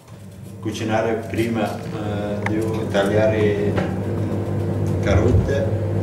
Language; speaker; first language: Italian; non-native, learner; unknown